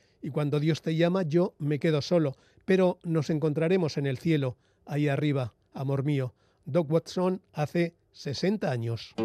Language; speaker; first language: Spanish; native; Spanish